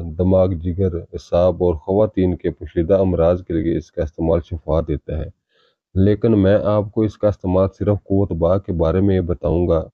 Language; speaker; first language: Urdu; native; Urdu